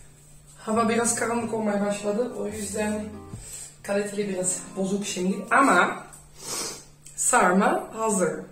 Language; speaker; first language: Turkish; non-native, fluent; Dutch